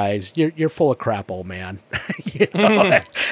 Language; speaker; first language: English; native; English